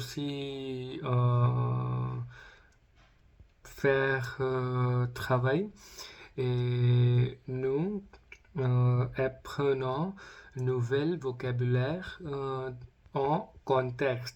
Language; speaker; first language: French; non-native, learner; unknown